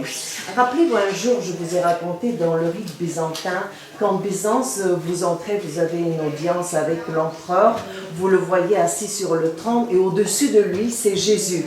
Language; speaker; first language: French; non-native, fluent; Bulgarian